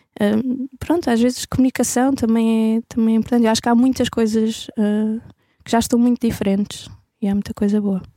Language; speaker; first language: Portuguese; native; Portuguese